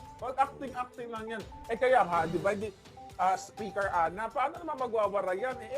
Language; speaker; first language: Filipino; native; Filipino